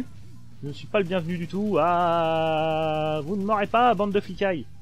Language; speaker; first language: French; native; French